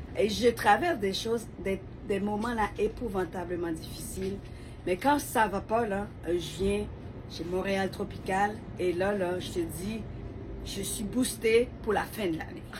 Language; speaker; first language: French; non-native, local second language; Haitian Creole